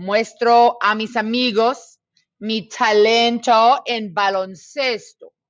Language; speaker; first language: Spanish; non-native, fluent; English